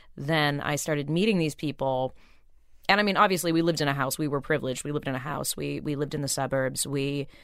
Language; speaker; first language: English; native; English